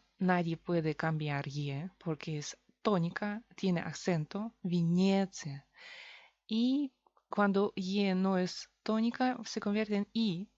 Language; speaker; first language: Spanish; non-native, fluent; Russian